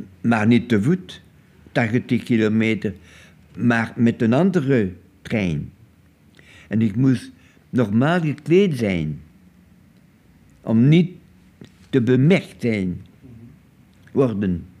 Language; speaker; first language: Dutch; non-native, local second language; French